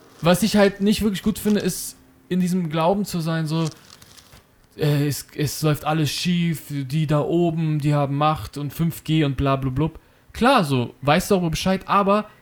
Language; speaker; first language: German; native; German